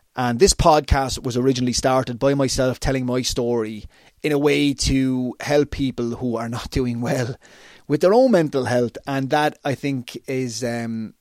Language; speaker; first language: English; native; English